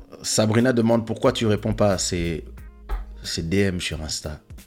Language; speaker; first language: French; native; French